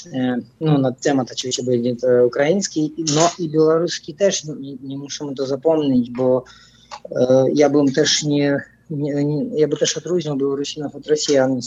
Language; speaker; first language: Polish; non-native, fluent; Russian